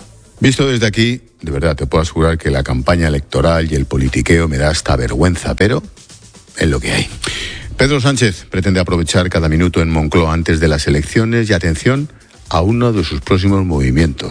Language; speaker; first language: Spanish; native; Spanish